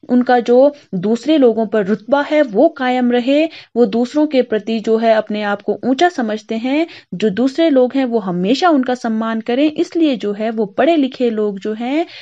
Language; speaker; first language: Hindi; native; Hindi